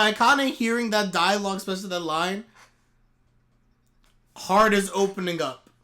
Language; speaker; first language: English; native; English